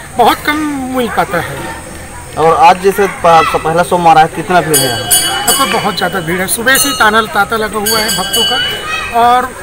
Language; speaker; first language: Hindi; native; Hindi